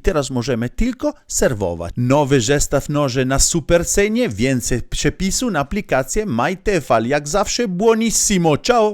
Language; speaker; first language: Polish; non-native, learner; Italian